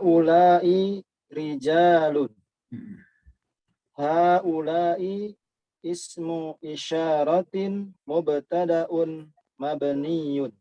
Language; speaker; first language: Arabic; non-native, learner; Indonesian